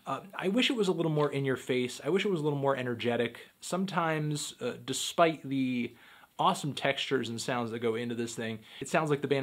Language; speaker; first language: English; native; English